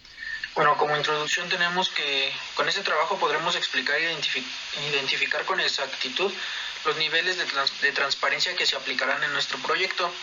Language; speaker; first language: Spanish; native; Spanish